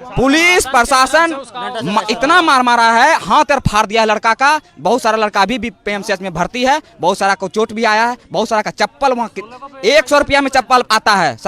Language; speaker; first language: Hindi; native; Hindi